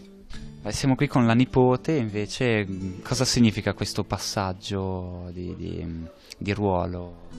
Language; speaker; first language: Italian; native; Italian